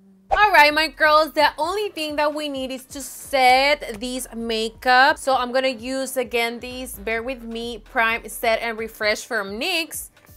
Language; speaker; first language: English; non-native, fluent; Spanish